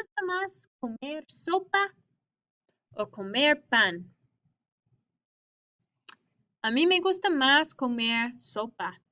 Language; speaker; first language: Spanish; non-native, fluent; English